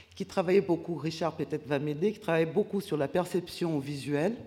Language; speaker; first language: French; non-native, fluent; Portuguese